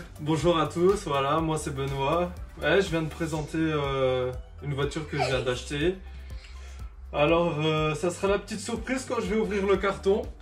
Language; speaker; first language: French; native; French